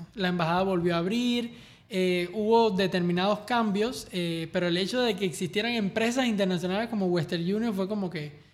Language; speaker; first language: Spanish; native; Spanish